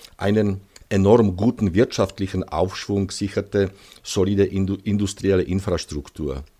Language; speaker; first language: German; non-native, fluent; Czech